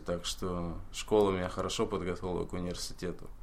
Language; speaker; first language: Russian; early bilingual, heritage; Russian